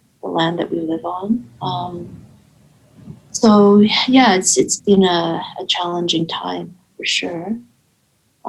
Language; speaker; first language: English; native; English